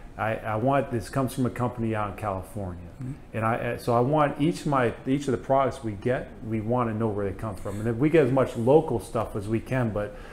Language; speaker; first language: English; native; English